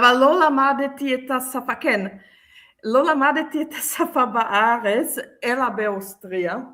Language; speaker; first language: Hebrew; non-native, fluent; Czech